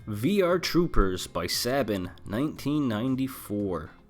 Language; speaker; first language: English; native; English